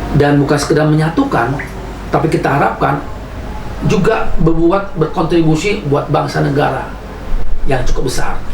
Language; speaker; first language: Indonesian; native; Indonesian